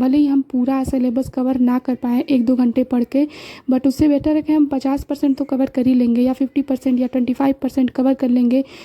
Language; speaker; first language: Hindi; native; Hindi